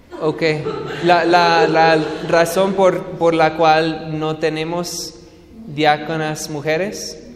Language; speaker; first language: Spanish; non-native, fluent; English